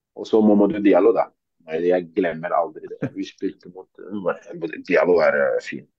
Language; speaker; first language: Norwegian; early bilingual, other home language; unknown